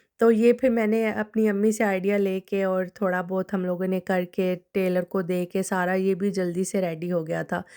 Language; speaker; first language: Urdu; non-native, local second language; Punjabi